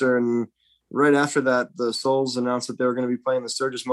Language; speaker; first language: English; native; English